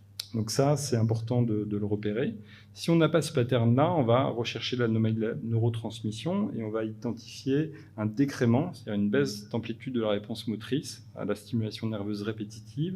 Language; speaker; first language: French; native; French